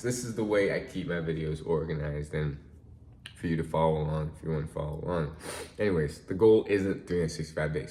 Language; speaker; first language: English; native; English